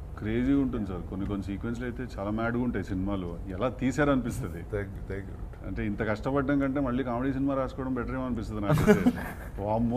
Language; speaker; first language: Telugu; native; Telugu